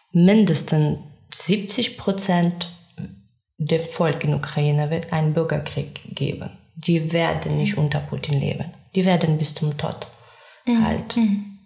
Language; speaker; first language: German; non-native, fluent; Ukrainian